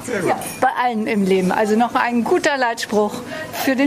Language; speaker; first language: German; native; German